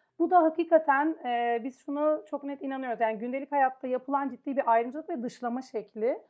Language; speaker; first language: Turkish; native; Turkish